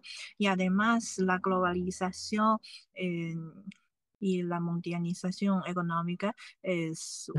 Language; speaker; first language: Spanish; non-native, fluent; Chinese